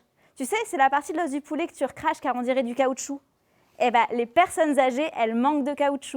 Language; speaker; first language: French; native; French